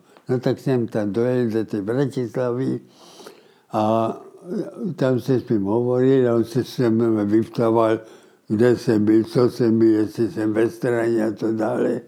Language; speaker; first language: Czech; early bilingual, heritage; Czech